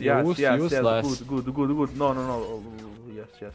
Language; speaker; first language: English; non-native, learner; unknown